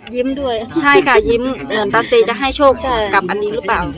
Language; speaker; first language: Thai; native; Thai